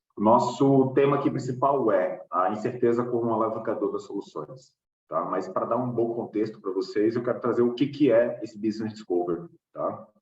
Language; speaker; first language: Portuguese; native; Portuguese